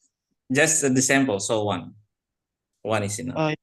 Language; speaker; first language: English; non-native, fluent; Indonesian